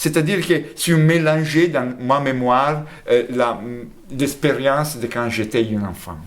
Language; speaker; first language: French; non-native, fluent; Italian